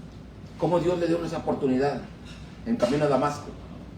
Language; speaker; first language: Spanish; native; Spanish